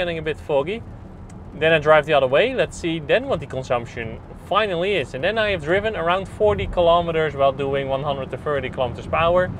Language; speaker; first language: English; non-native, fluent; Dutch